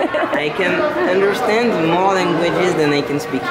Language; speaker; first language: English; non-native, fluent; French